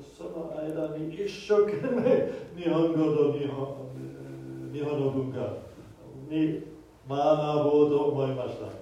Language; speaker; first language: Japanese; non-native, fluent; German